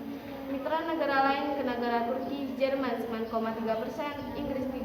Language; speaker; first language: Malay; non-native, local second language; Madurese